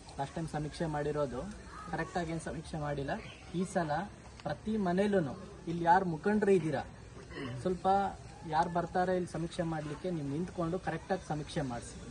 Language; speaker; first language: Kannada; non-native, local second language; Lambadi